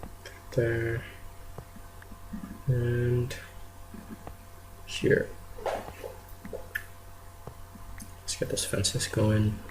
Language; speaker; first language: English; native; English